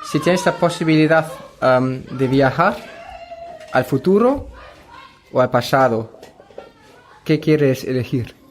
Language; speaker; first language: Spanish; non-native, fluent; German